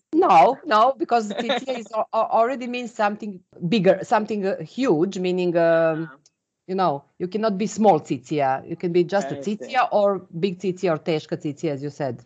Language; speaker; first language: English; non-native, fluent; Serbian